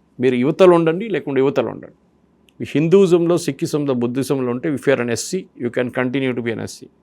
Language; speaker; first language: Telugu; non-native, fluent; Malayalam